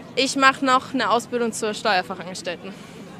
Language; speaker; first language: German; native; German